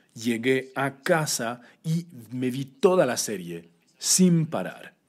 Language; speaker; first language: Spanish; non-native, fluent; English